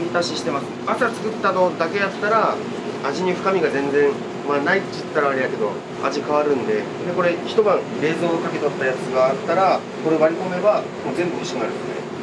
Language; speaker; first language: Japanese; native; Japanese